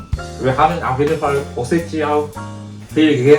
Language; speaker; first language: German; non-native, learner; Japanese